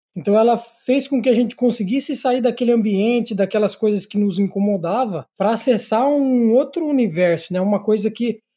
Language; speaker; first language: Portuguese; native; Portuguese